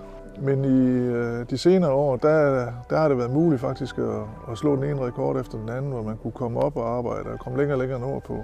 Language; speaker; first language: Danish; native; Danish